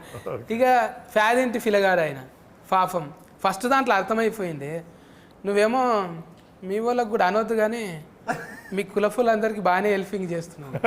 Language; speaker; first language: Telugu; native; Telugu